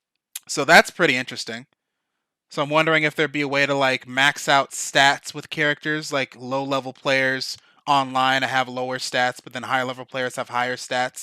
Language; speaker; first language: English; native; English